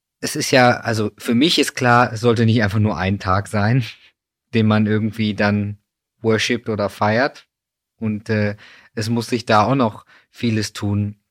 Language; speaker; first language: German; native; German